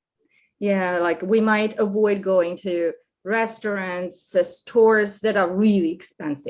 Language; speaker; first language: English; non-native, fluent; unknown